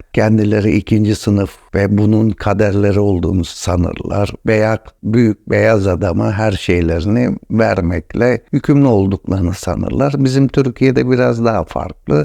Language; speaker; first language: Turkish; native; Turkish